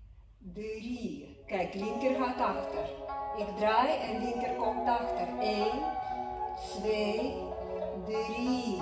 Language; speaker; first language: Dutch; non-native, learner; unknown